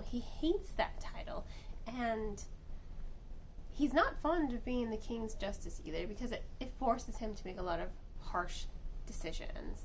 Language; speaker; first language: English; native; English